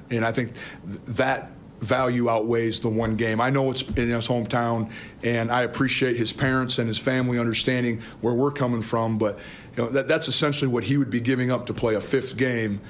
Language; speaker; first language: English; native; English